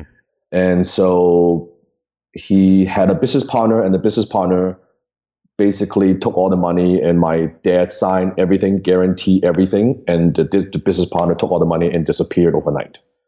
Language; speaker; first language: English; non-native, local second language; Cantonese